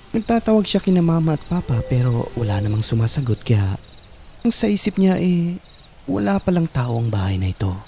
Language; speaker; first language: Filipino; non-native, local second language; Cebuano